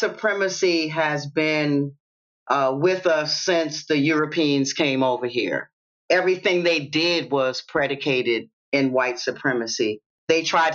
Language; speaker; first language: English; native; English